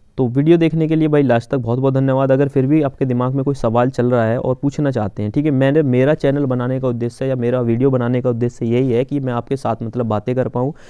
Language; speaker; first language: Hindi; native; Hindi